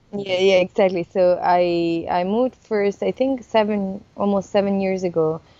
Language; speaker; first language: English; non-native, fluent; Italian